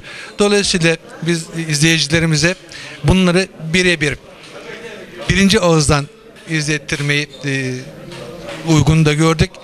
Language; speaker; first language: Turkish; native; Turkish